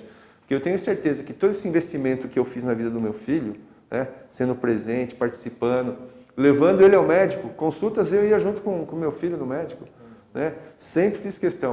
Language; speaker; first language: Portuguese; native; Portuguese